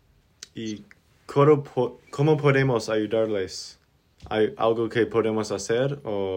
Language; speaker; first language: Spanish; non-native, learner; English